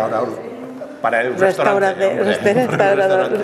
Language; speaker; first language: Spanish; non-native, fluent; English